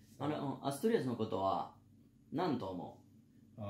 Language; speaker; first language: Japanese; non-native, learner; Spanish